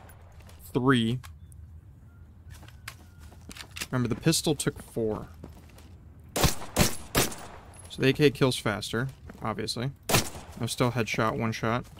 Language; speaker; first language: English; native; English